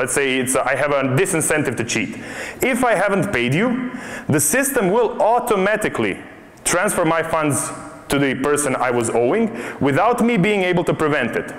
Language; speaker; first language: English; non-native, fluent; Croatian